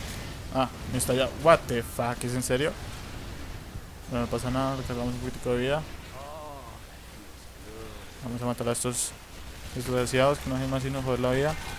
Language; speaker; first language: Spanish; native; Spanish